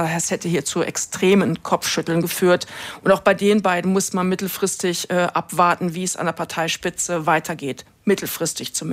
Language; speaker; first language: German; native; German